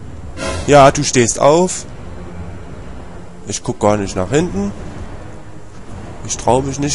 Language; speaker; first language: German; native; German